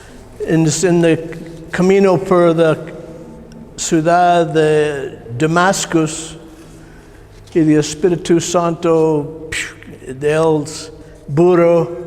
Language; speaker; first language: Spanish; non-native, learner; English